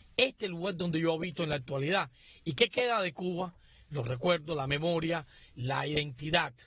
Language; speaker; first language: Spanish; native; Spanish